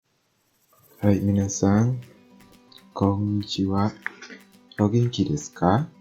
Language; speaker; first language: Japanese; non-native, fluent; Indonesian